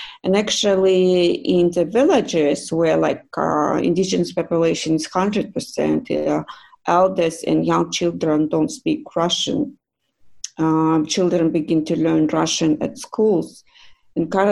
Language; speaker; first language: English; non-native, fluent; Russian